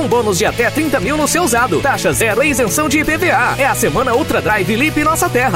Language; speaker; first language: Portuguese; native; Portuguese